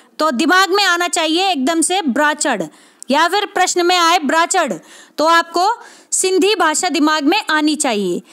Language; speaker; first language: Hindi; native; Hindi